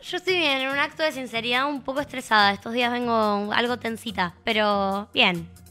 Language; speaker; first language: Spanish; native; Spanish